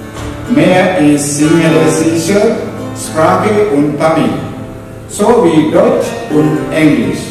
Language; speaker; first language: German; non-native, learner; Sinhala